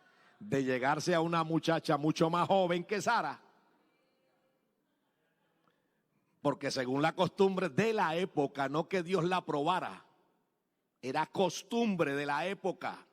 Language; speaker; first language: Spanish; native; Spanish